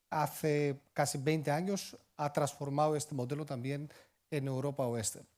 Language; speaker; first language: Spanish; non-native, fluent; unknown